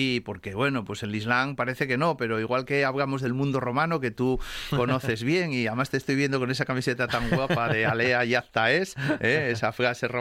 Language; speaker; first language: Spanish; native; Spanish